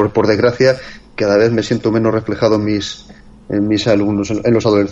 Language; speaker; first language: Spanish; native; Spanish